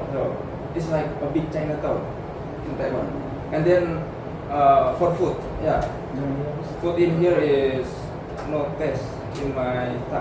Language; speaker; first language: English; non-native, learner; Indonesian